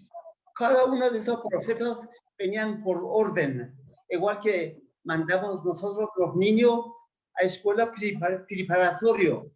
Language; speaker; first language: Spanish; non-native, learner; Persian